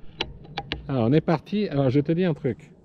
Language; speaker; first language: French; native; French